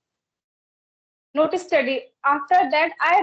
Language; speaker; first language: English; non-native, local second language; Hindi